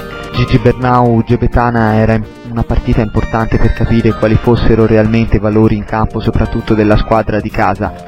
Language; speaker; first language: Italian; native; Italian